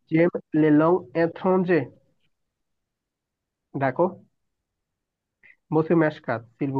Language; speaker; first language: French; non-native, fluent; Bangla